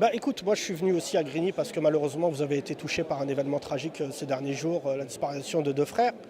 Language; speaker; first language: French; native; French